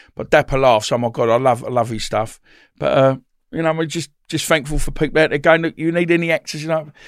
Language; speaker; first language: English; native; English